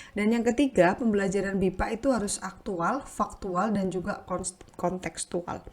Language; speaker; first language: Indonesian; native; Indonesian